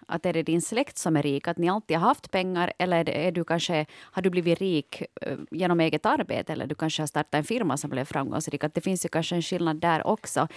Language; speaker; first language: Swedish; native; Swedish